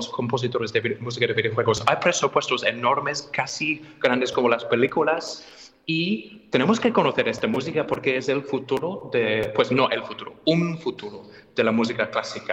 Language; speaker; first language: Spanish; non-native, fluent; English